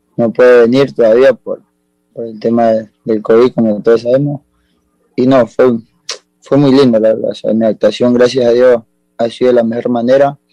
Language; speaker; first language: Spanish; native; Spanish